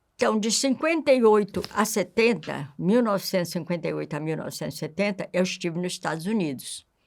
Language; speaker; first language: Portuguese; native; Portuguese